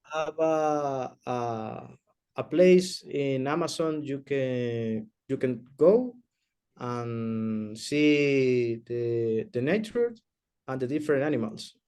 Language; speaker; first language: English; non-native, learner; Spanish